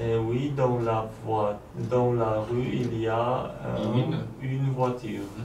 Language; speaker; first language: French; non-native, learner; Polish